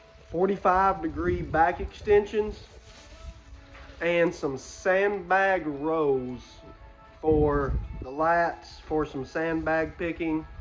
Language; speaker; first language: English; native; English